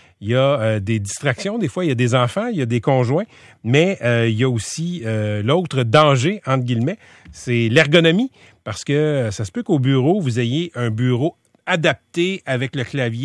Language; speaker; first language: French; native; French